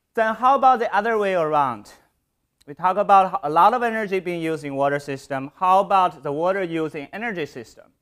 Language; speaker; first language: English; non-native, fluent; Chinese